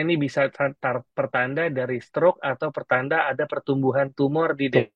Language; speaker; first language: Indonesian; native; Indonesian